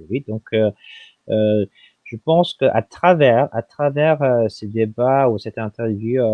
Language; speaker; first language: French; non-native, fluent; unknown